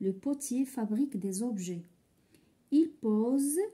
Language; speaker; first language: French; non-native, local second language; Arabic